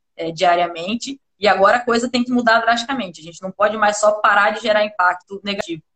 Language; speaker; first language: Portuguese; native; Portuguese